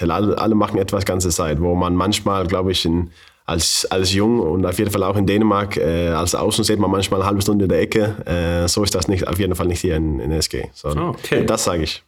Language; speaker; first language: German; non-native, fluent; Danish